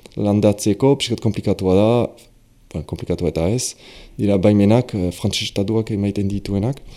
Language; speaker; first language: Basque; non-native, local second language; French